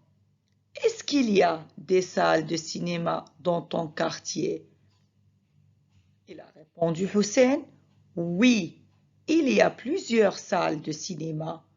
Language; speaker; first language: French; non-native, fluent; Arabic